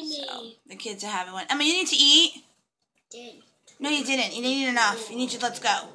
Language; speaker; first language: English; native; English